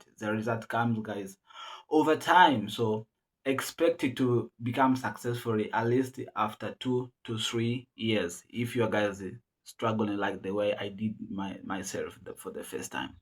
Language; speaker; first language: English; non-native, local second language; Swahili